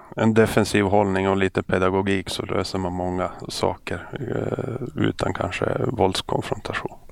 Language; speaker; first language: Swedish; native; Swedish